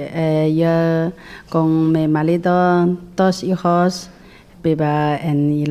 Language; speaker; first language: Spanish; non-native, learner; Chinese